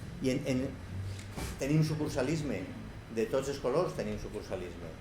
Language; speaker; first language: Catalan; native; Catalan